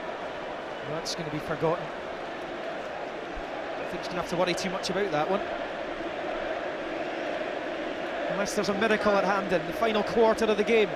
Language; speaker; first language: English; native; English